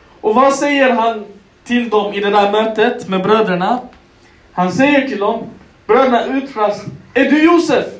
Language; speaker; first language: Swedish; non-native, local second language; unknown